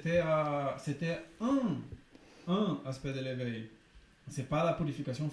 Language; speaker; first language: French; non-native, fluent; Spanish